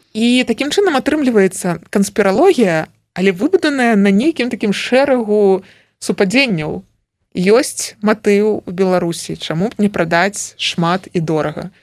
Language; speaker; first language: Belarusian; native; Belarusian